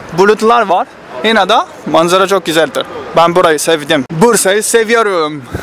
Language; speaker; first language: Turkish; non-native, learner; Japanese